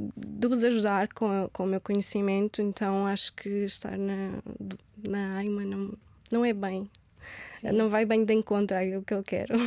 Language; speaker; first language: Portuguese; early bilingual, other home language; Romanian